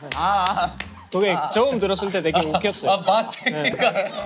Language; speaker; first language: Korean; non-native, fluent; Spanish